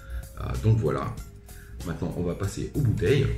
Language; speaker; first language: French; native; French